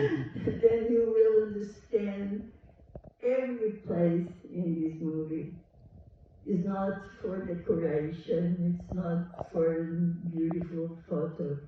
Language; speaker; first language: English; non-native, learner; Portuguese